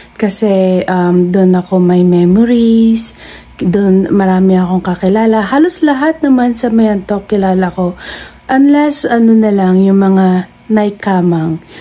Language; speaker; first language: Filipino; non-native, local second language; Iloko